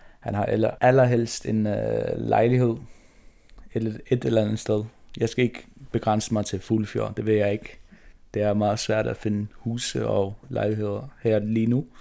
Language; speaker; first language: Danish; non-native, local second language; Faroese